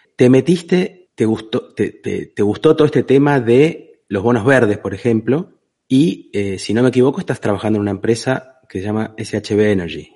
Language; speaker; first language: Spanish; native; Spanish